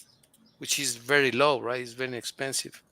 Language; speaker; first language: English; non-native, fluent; Spanish